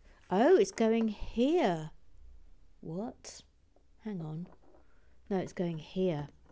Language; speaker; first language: English; native; English